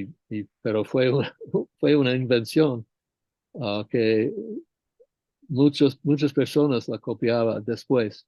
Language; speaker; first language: Spanish; non-native, fluent; English